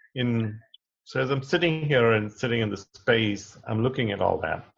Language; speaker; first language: English; non-native, local second language; Hindi